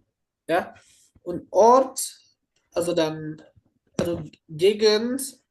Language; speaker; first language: German; non-native, learner; Indonesian